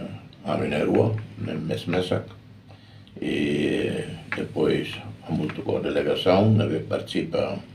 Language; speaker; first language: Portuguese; non-native, local second language; Tetum